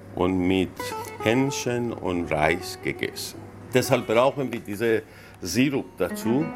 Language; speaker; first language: German; non-native, learner; Persian